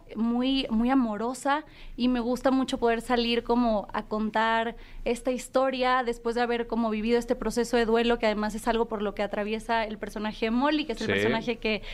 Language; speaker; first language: Spanish; native; Spanish